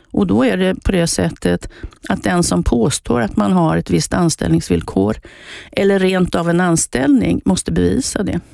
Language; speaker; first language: Swedish; native; Swedish